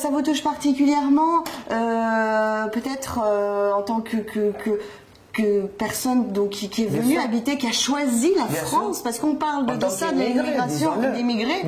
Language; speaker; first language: French; native; French